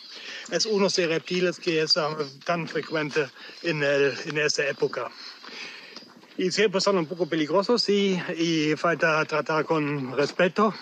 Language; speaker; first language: Spanish; non-native, learner; German